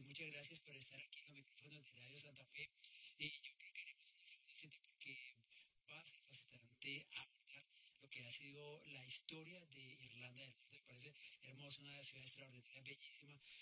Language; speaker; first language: Spanish; native; Spanish